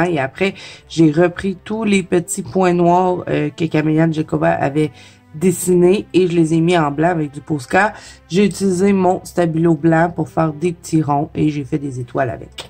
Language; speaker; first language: French; native; French